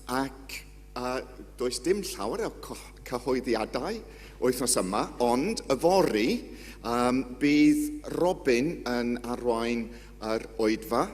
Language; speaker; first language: Welsh; non-native, fluent; English